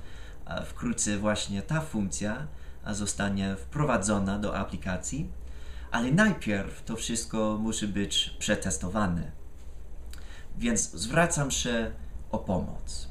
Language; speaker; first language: Polish; non-native, fluent; English